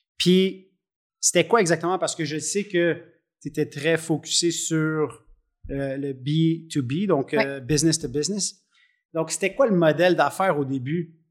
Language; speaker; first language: French; native; French